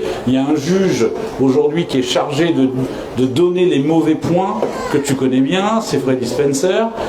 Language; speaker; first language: French; native; French